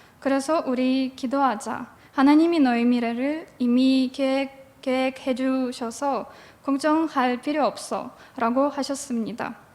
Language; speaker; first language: Korean; non-native, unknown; Russian